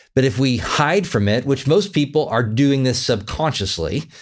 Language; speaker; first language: English; native; English